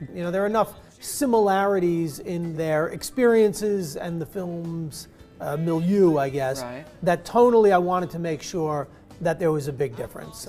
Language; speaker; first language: English; native; English